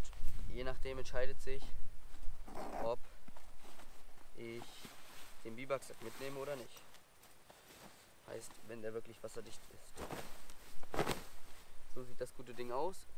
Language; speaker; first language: German; native; German